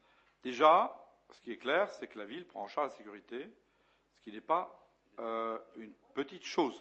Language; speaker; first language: French; native; French